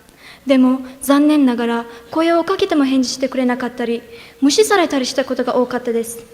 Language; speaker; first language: Japanese; non-native, fluent; Turkish